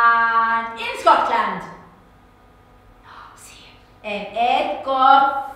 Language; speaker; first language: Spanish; non-native, learner; English